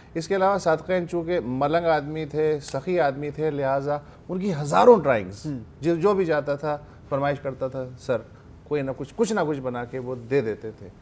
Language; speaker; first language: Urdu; native; Urdu